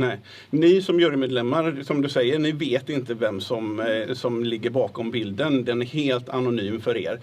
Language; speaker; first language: Swedish; native; Swedish